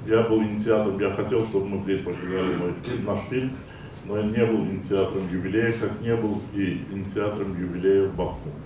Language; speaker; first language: Russian; non-native, local second language; Azerbaijani